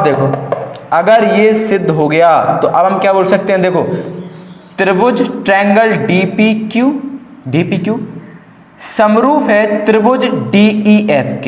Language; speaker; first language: Hindi; native; Hindi